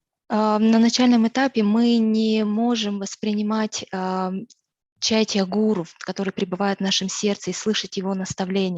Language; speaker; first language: Russian; native; Russian